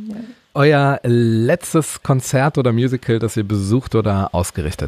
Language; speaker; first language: German; native; German